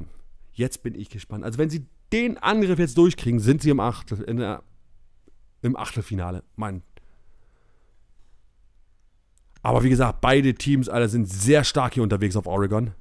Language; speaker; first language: German; native; German